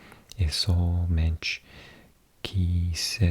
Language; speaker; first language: Portuguese; non-native, learner; English